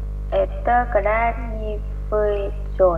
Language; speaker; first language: Russian; non-native, learner; Vietnamese